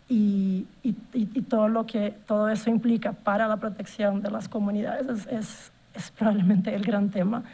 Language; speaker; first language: Spanish; non-native, fluent; Portuguese